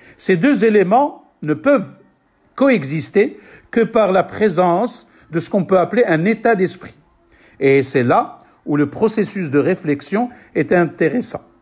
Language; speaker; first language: French; non-native, local second language; Arabic